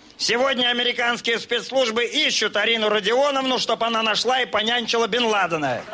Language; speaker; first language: Russian; native; Russian